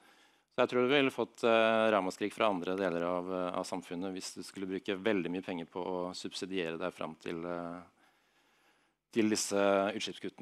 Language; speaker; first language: Norwegian; native; Norwegian